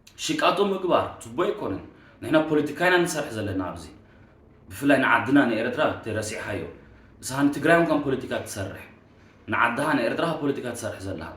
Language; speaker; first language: Tigrinya; early bilingual, heritage; Tigrinya